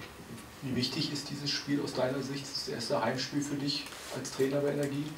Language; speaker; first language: German; native; German